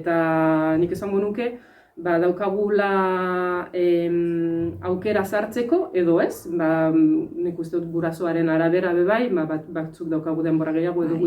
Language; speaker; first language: Basque; non-native, fluent; French